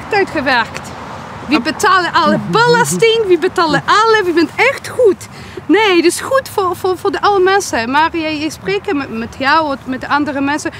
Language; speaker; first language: Dutch; non-native, learner; Polish